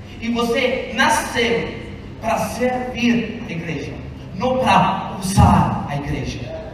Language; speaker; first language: Portuguese; non-native, fluent; Italian